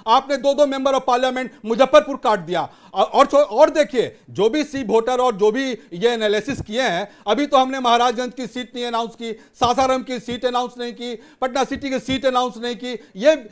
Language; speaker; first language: Hindi; native; Hindi